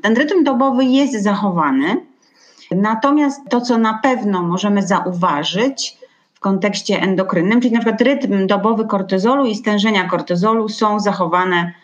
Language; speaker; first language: Polish; native; Polish